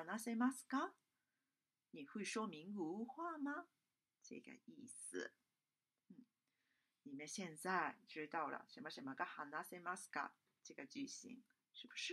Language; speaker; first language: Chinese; non-native, fluent; Japanese